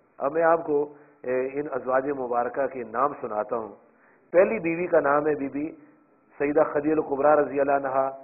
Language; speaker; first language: Urdu; non-native, local second language; Punjabi